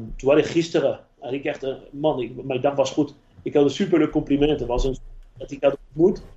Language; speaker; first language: Dutch; non-native, fluent; French